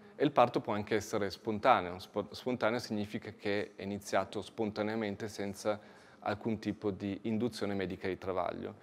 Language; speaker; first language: Italian; native; Italian